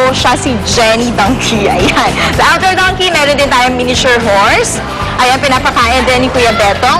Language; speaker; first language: Filipino; native; Filipino